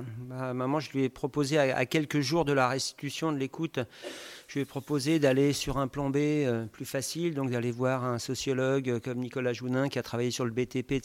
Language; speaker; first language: French; native; French